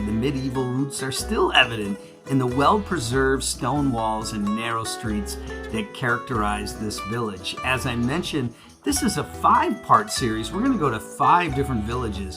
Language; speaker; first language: English; native; English